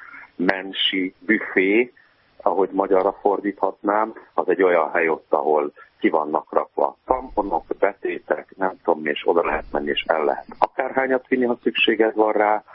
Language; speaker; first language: Hungarian; native; Hungarian